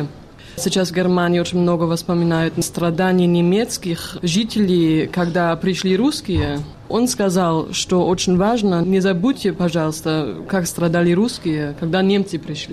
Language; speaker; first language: Russian; non-native, fluent; German